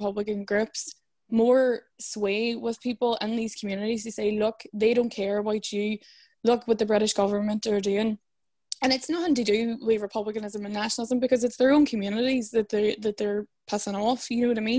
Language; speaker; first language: English; native; English